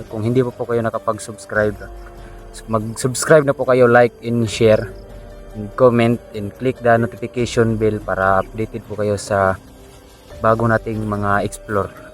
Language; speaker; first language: Filipino; non-native, local second language; Cebuano